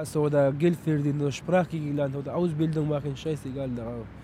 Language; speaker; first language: German; non-native, learner; Pashto